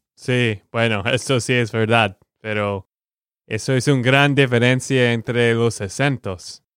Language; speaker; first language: Spanish; non-native, learner; English